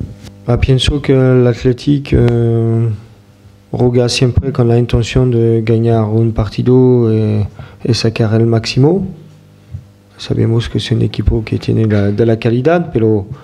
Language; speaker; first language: Spanish; non-native, fluent; French